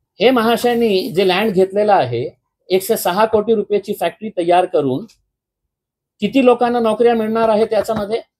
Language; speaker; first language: Marathi; non-native, local second language; Urdu